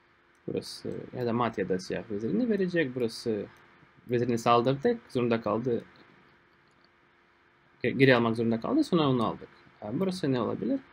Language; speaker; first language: Turkish; non-native, fluent; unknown